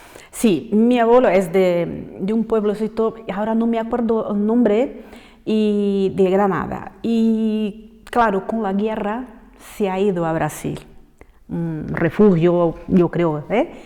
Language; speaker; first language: Spanish; non-native, fluent; Portuguese